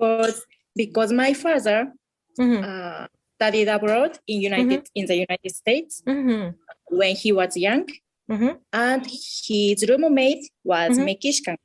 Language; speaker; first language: English; non-native, fluent; Japanese